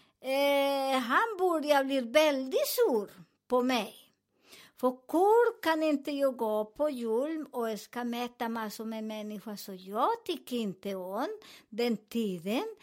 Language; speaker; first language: Swedish; non-native, fluent; Spanish